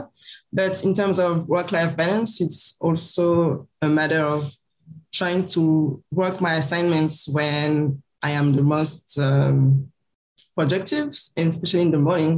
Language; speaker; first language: English; non-native, fluent; French